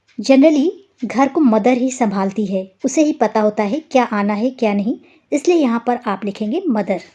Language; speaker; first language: Hindi; native; Hindi